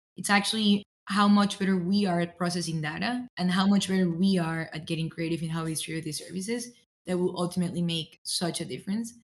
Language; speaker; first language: English; non-native, fluent; Spanish